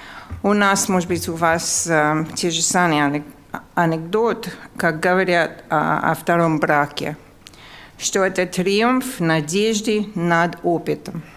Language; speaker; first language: Russian; non-native, fluent; English